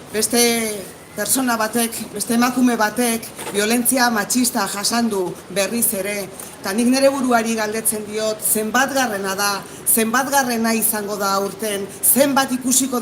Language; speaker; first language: Basque; native; Basque